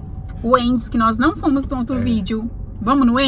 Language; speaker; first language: Portuguese; native; Portuguese